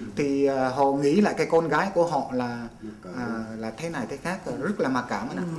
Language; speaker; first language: Vietnamese; non-native, local second language; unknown